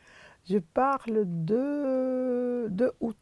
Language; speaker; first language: French; non-native, fluent; English